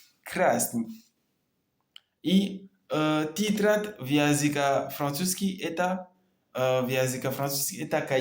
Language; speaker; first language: Russian; non-native, learner; French